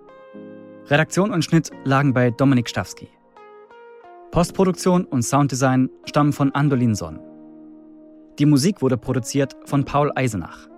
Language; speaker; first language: German; native; German